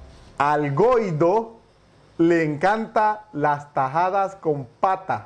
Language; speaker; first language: Spanish; native; Spanish